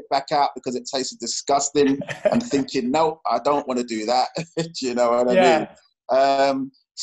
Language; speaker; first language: English; native; English